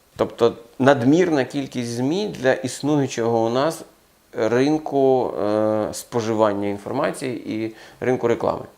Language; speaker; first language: Ukrainian; non-native, local second language; Russian